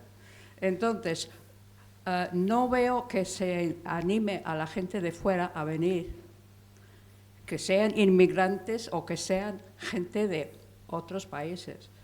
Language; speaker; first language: Spanish; non-native, fluent; English